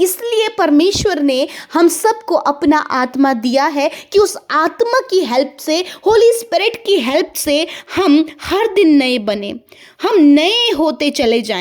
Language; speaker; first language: Hindi; native; Hindi